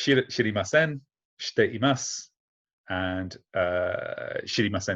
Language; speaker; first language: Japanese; non-native, fluent; English